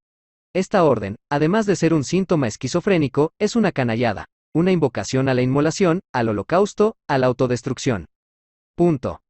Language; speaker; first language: Spanish; native; Spanish